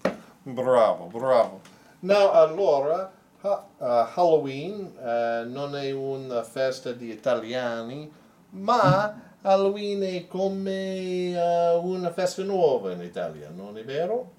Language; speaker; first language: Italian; non-native, learner; English